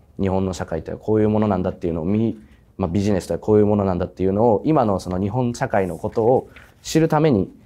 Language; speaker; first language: Japanese; native; Japanese